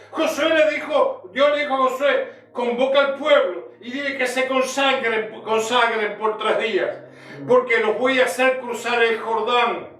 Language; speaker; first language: Spanish; native; Spanish